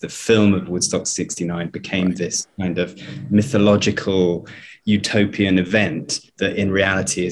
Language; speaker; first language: English; native; English